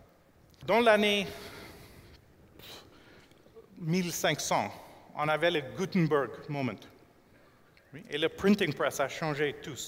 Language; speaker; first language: French; non-native, fluent; English